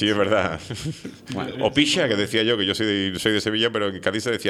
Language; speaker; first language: Spanish; native; Spanish